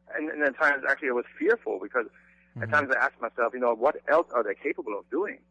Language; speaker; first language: English; non-native, fluent; German